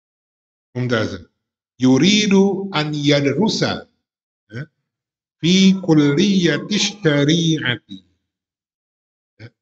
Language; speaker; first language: Arabic; non-native, fluent; Indonesian